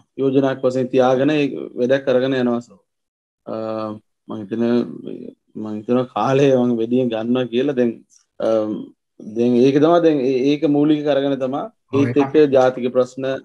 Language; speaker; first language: Sinhala; non-native, local second language; Tamil